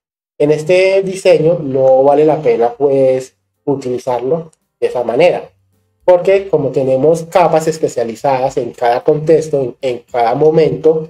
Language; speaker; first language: Spanish; native; Spanish